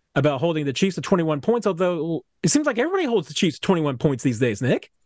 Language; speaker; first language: English; native; English